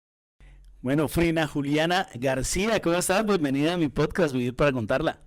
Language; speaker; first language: Spanish; native; Spanish